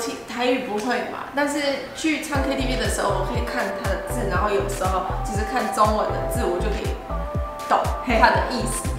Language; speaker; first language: Chinese; non-native, fluent; English